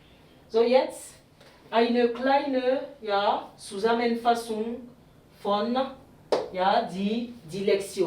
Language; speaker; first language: German; non-native, fluent; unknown